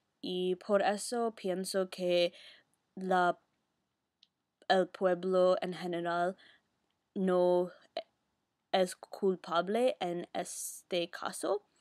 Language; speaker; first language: Spanish; non-native, learner; English